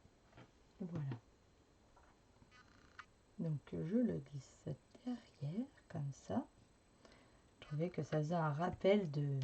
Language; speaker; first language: French; native; French